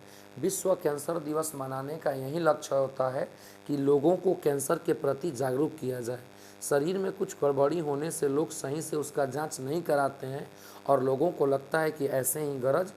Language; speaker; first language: Hindi; native; Hindi